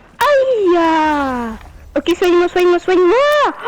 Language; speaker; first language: French; native; French